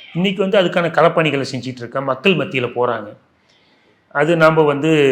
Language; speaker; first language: Tamil; non-native, local second language; Telugu